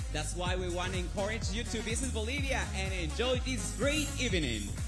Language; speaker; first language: English; non-native, fluent; Spanish